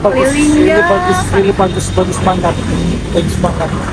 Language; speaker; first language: Indonesian; non-native, learner; Turkish